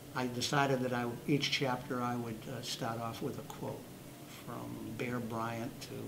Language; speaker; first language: English; native; English